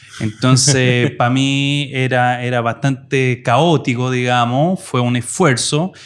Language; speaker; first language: Spanish; non-native, fluent; French